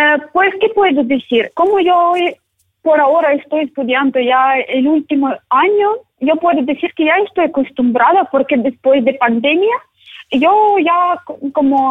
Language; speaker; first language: Spanish; non-native, learner; Ukrainian